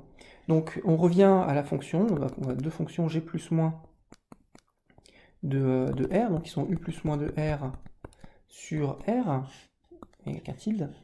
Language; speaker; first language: French; native; French